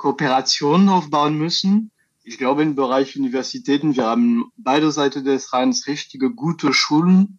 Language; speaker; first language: German; non-native, learner; French